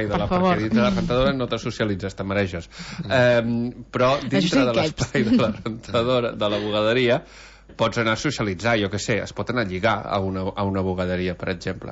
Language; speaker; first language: Catalan; native; Catalan